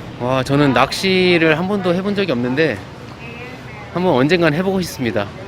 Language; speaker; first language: Korean; native; Korean